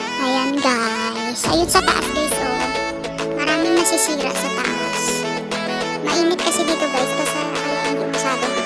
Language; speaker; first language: Filipino; non-native, local second language; Hiligaynon